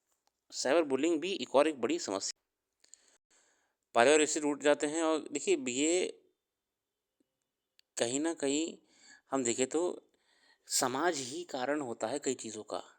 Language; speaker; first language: Hindi; native; Hindi